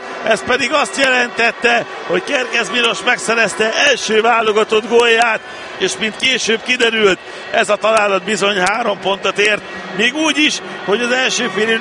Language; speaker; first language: Hungarian; native; Hungarian